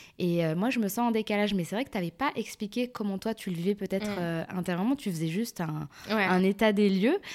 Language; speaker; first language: French; native; French